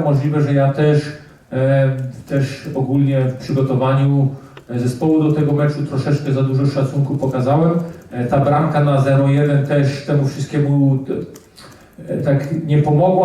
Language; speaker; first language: Polish; early bilingual, heritage; Polish